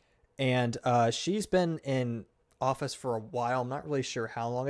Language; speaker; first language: English; native; English